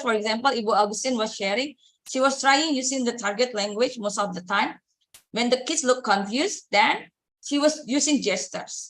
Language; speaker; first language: English; non-native, fluent; Indonesian